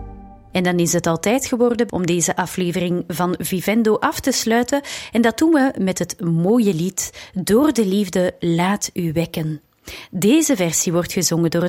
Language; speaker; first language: Dutch; native; Dutch